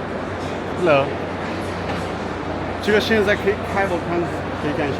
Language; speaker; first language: Chinese; non-native, learner; Persian